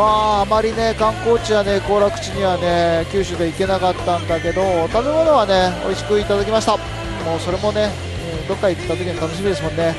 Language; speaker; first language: Japanese; native; Japanese